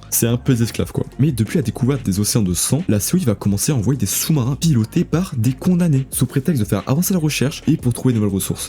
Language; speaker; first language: French; native; French